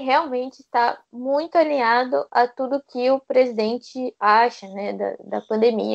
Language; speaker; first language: Portuguese; native; Portuguese